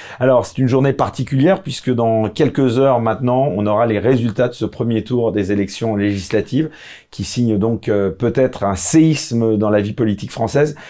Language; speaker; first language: French; native; French